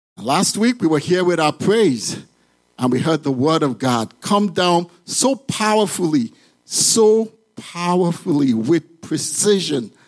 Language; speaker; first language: English; non-native, local second language; Yoruba